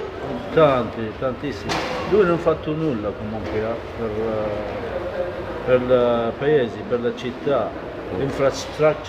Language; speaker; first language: Italian; non-native, learner; Arabic